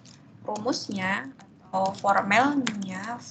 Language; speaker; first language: Indonesian; native; Indonesian